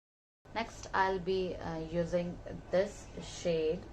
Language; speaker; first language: English; non-native, local second language; Hindi